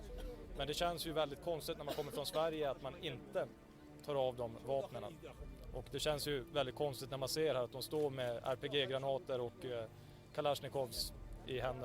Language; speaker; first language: Swedish; native; Swedish